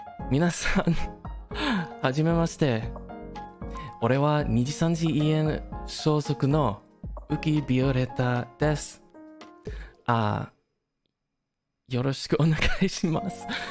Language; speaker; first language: Japanese; non-native, learner; English